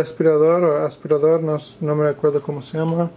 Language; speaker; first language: Spanish; non-native, fluent; English